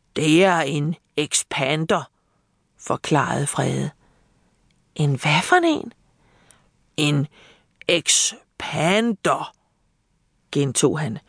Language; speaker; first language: Danish; native; Danish